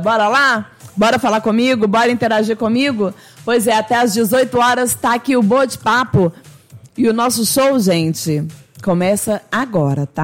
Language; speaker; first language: Portuguese; native; Portuguese